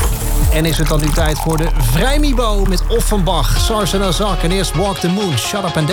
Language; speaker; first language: Dutch; native; Dutch